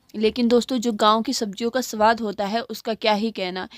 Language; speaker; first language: Hindi; native; Hindi